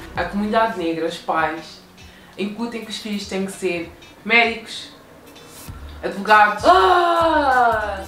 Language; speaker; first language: Portuguese; native; Portuguese